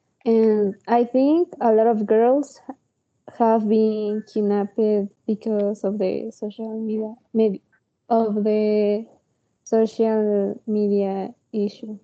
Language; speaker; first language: English; non-native, learner; Spanish